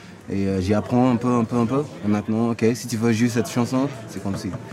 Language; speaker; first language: French; non-native, learner; Yoruba